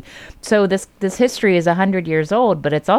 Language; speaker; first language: English; native; English